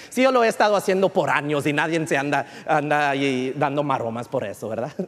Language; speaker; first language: Spanish; early bilingual, heritage; Spanish